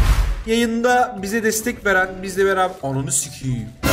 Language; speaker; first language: Turkish; native; Turkish